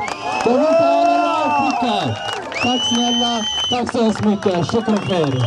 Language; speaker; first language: Swedish; non-native, fluent; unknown